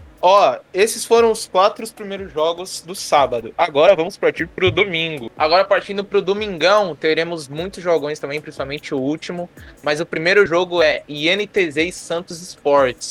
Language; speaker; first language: Portuguese; native; Portuguese